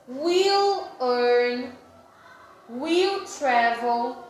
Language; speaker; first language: English; non-native, fluent; Portuguese